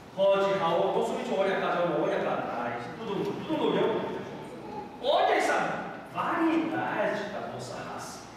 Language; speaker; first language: Portuguese; non-native, fluent; Korean